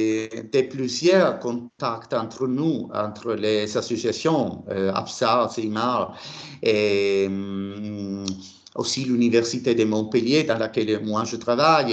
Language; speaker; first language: French; non-native, fluent; Italian